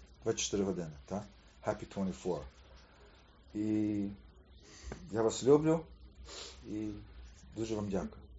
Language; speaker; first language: Ukrainian; early bilingual, heritage; Ukrainian